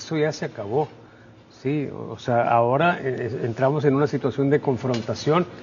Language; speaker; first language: Spanish; native; Spanish